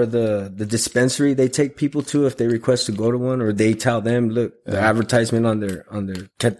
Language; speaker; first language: English; early bilingual, other home language; Spanish